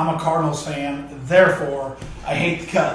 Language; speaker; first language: English; native; English